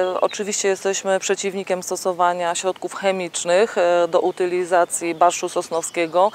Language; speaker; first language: Polish; native; Polish